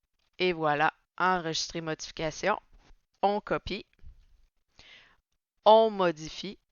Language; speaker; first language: French; native; French